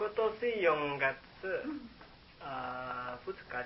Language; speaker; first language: Japanese; non-native, learner; Indonesian